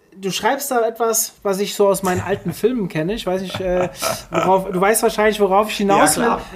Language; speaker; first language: German; native; German